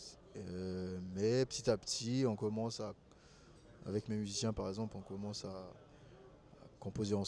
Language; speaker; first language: French; non-native, local second language; Malagasy